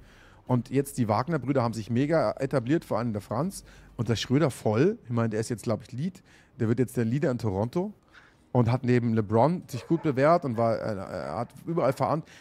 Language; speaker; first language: German; native; German